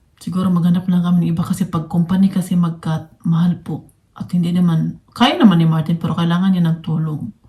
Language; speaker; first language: Filipino; non-native, local second language; Cebuano